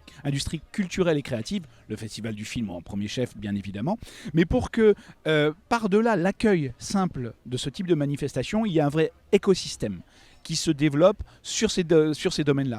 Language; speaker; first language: French; native; French